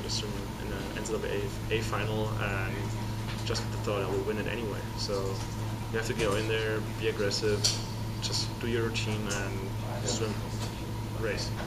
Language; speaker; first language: English; non-native, fluent; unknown